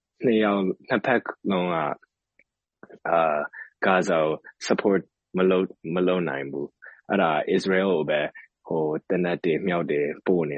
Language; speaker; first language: Burmese; early bilingual, heritage; Burmese